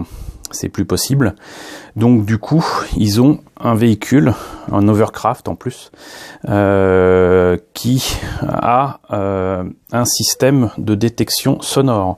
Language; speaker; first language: French; native; French